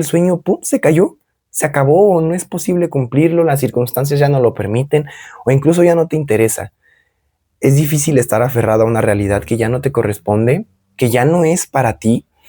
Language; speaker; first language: Spanish; native; Spanish